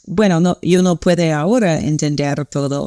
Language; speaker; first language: Spanish; non-native, learner; English